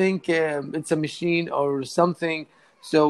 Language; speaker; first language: English; non-native, learner; Arabic